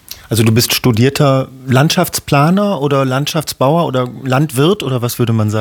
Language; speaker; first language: German; native; German